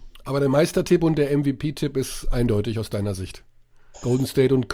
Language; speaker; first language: German; native; German